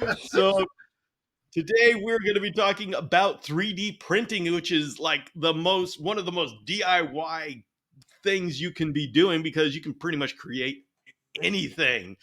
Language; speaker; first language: English; native; English